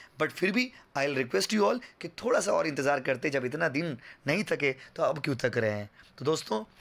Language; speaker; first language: Hindi; native; Hindi